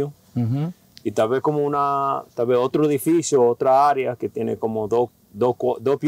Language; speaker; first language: Spanish; early bilingual, heritage; Spanish